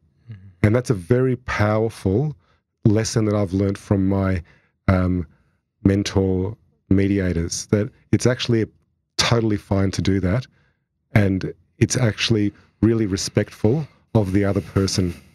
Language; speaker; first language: English; native; English